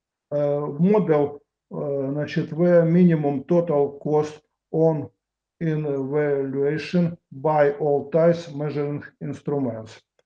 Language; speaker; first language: English; non-native, learner; Russian